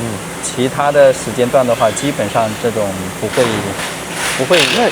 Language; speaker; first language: Chinese; native; Chinese